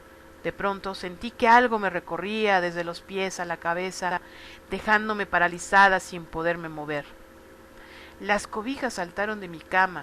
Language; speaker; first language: Spanish; native; Spanish